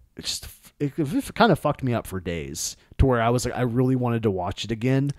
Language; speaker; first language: English; native; English